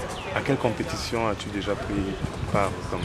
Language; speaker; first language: French; native; French